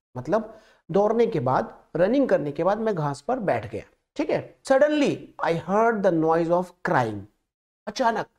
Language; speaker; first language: Hindi; native; Hindi